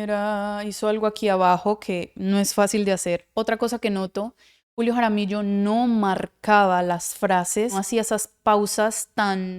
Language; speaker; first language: Spanish; native; Spanish